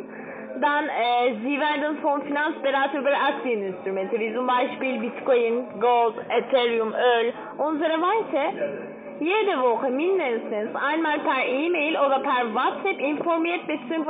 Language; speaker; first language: German; non-native, learner; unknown